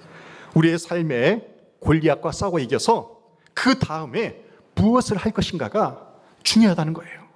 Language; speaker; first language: Korean; native; Korean